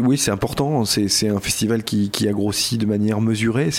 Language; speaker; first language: French; native; French